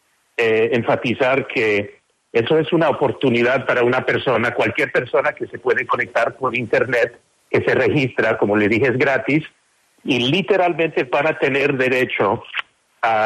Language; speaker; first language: Spanish; non-native, fluent; English